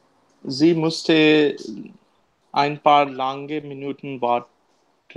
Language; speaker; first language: German; non-native, learner; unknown